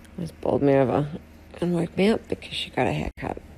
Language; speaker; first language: English; native; English